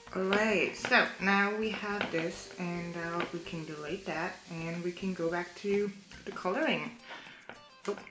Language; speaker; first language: English; non-native, fluent; German